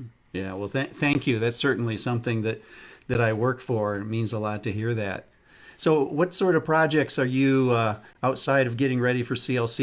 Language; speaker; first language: English; native; English